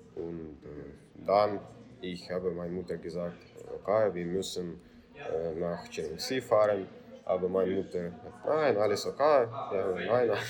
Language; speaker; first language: German; non-native, learner; Ukrainian